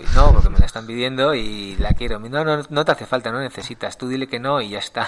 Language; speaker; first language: Spanish; native; Spanish